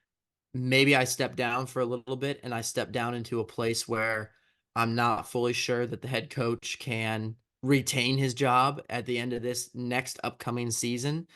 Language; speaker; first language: English; native; English